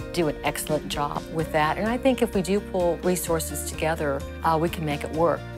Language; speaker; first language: English; native; English